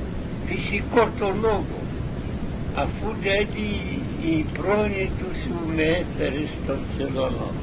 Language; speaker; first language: Greek; non-native, learner; Russian